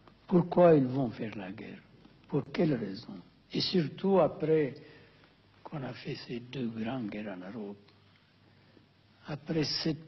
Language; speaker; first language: French; non-native, fluent; Amharic